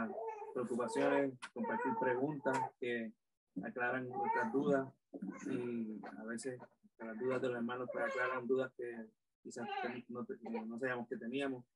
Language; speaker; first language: Spanish; native; Spanish